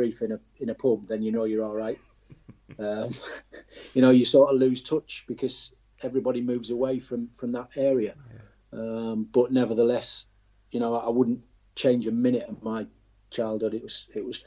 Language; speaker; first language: English; native; English